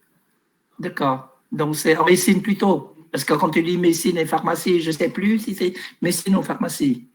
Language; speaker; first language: French; non-native, fluent; Vietnamese